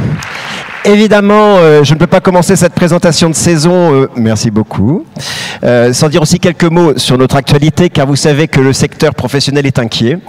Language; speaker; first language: French; native; French